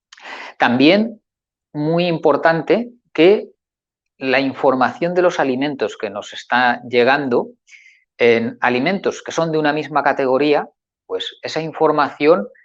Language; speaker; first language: Spanish; native; Spanish